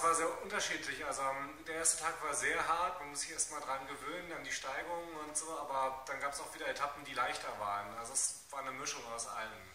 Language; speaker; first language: German; native; German